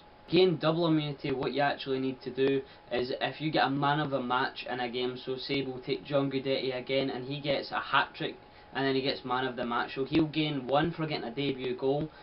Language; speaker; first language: English; native; English